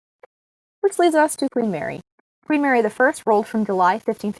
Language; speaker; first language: English; native; English